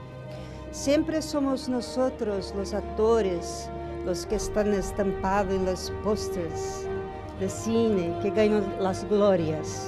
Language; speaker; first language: Spanish; non-native, learner; Portuguese